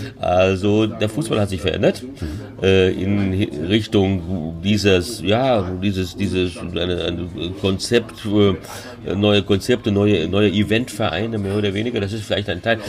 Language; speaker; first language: German; early bilingual, other home language; Hungarian